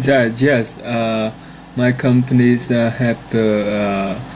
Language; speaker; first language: English; non-native, learner; Vietnamese